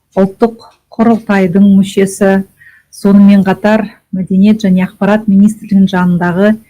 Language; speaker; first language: Kazakh; native; Kazakh